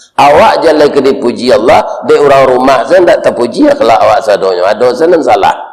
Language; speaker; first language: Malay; non-native, local second language; Minangkabau